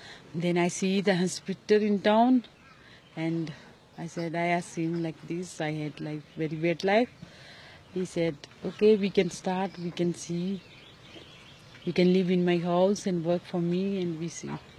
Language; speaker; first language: English; non-native, local second language; Hindi